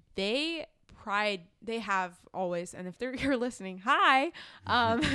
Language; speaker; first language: English; native; English